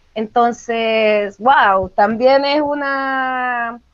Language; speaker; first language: Spanish; native; Spanish